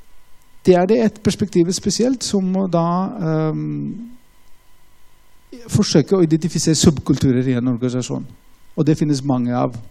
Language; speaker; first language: Norwegian; non-native, fluent; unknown